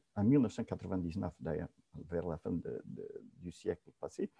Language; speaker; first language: French; non-native, fluent; Portuguese